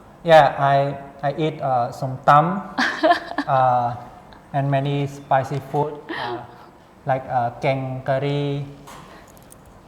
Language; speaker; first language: English; non-native, fluent; Khmer